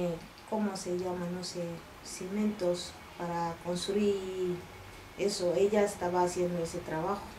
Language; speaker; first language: Spanish; non-native, fluent; Bambara